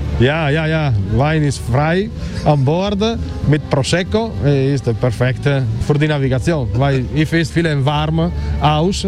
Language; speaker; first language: German; non-native, learner; Italian